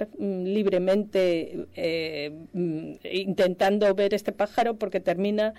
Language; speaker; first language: Spanish; native; Spanish